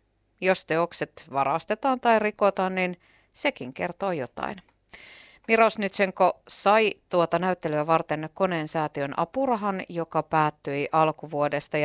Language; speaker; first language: Finnish; native; Finnish